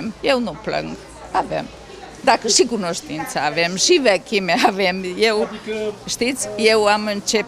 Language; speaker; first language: Romanian; non-native, local second language; Hungarian